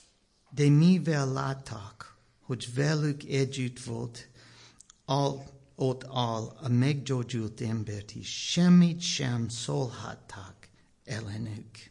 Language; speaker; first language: Hungarian; non-native, learner; English